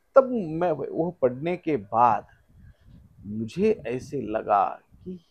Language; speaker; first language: Hindi; non-native, local second language; Marathi